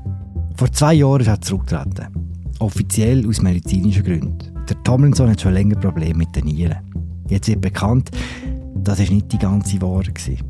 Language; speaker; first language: German; native; German